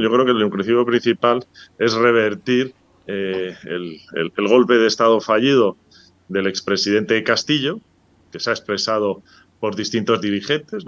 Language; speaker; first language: Spanish; native; Spanish